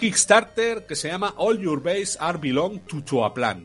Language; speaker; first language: Spanish; native; Spanish